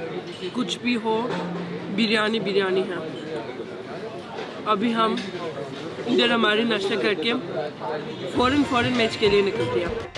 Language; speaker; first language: Hindi; non-native, learner; Turkish